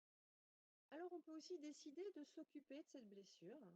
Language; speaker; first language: French; native; French